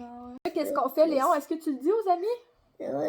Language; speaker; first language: French; native; French